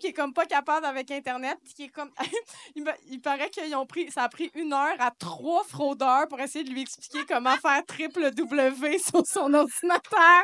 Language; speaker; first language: French; native; French